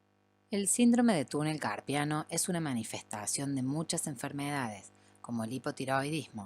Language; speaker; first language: Spanish; native; Spanish